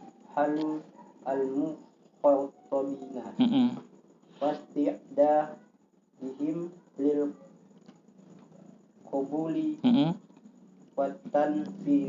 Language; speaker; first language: Arabic; non-native, learner; Indonesian